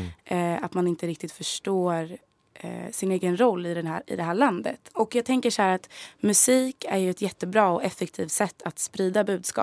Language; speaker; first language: Swedish; native; Swedish